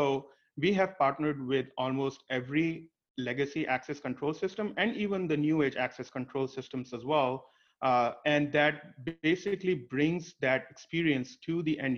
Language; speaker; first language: English; non-native, local second language; Hindi